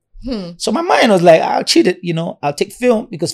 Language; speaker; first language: English; non-native, local second language; Yoruba